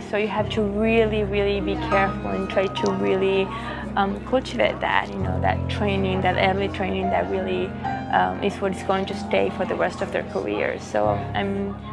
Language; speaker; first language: English; non-native, fluent; Spanish